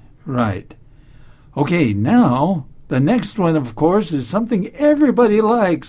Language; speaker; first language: English; native; English